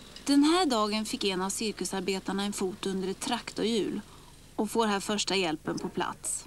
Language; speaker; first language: Swedish; native; Swedish